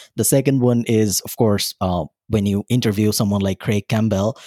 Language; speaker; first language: English; non-native, local second language; Bangla